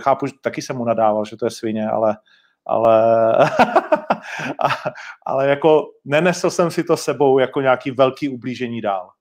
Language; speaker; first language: Czech; native; Czech